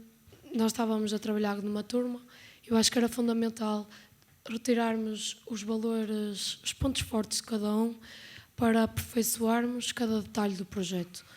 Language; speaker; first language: Portuguese; native; Portuguese